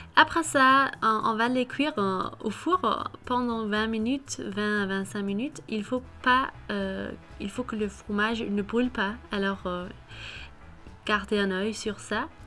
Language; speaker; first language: French; non-native, fluent; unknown